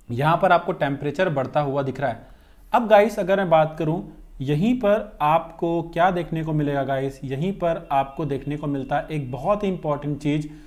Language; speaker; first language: Hindi; native; Hindi